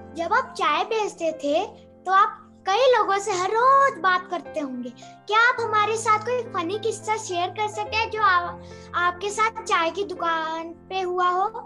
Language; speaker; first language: Hindi; native; Hindi